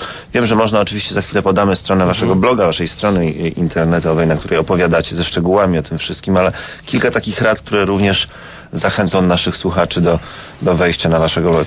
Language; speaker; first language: Polish; native; Polish